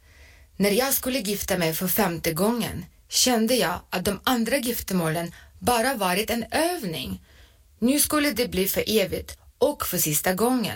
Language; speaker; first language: Swedish; non-native, fluent; Russian